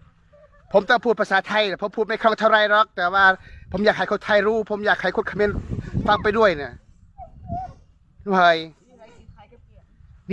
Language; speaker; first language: Thai; non-native, learner; Khmer